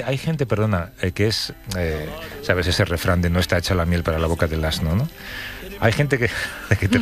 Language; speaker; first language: Spanish; native; Spanish